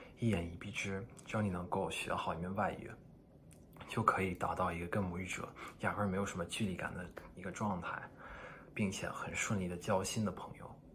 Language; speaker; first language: Chinese; non-native, fluent; English